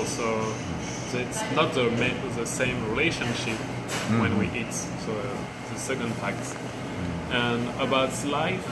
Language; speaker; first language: English; non-native, learner; French